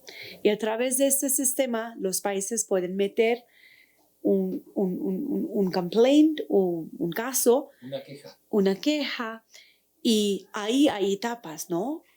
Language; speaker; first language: Spanish; non-native, fluent; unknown